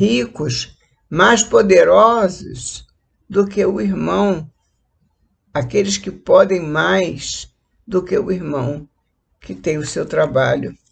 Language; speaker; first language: Portuguese; native; Portuguese